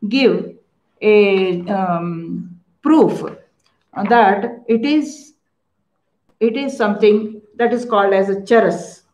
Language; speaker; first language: English; non-native, local second language; Kannada